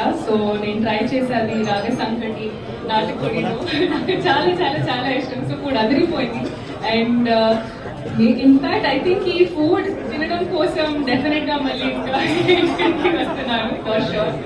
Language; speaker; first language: Telugu; non-native, learner; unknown